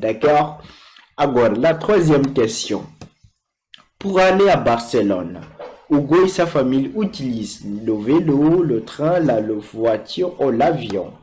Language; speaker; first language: French; non-native, fluent; Portuguese